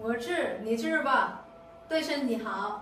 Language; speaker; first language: Chinese; non-native, fluent; Vietnamese